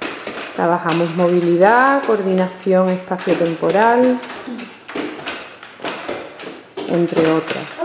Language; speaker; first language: Spanish; native; Spanish